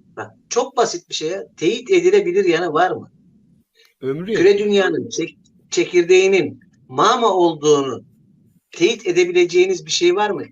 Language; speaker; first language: Turkish; native; Turkish